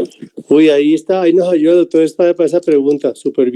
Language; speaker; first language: Spanish; native; Spanish